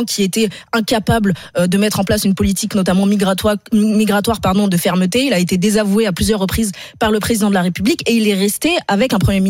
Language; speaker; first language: French; native; French